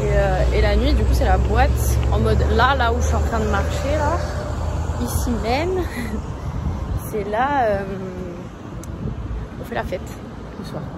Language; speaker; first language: French; native; French